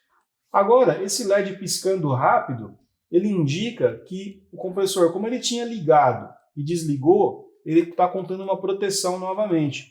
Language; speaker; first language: Portuguese; native; Portuguese